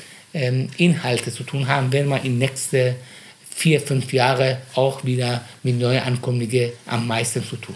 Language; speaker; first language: German; non-native, fluent; Persian